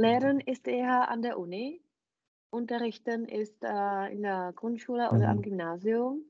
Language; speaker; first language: German; non-native, fluent; Czech